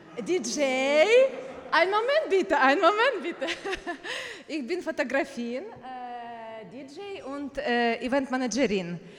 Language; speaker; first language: German; non-native, learner; Ukrainian